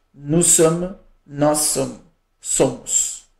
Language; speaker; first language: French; non-native, fluent; Portuguese